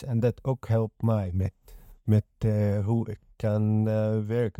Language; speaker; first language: Dutch; non-native, learner; Arabic